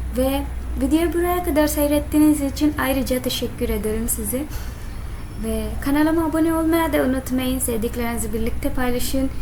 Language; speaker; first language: Turkish; non-native, learner; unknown